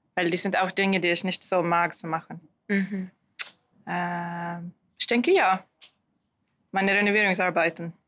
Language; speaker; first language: German; non-native, learner; Swedish